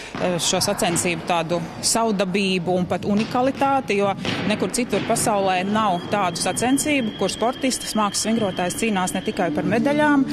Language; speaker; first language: Latvian; native; Latvian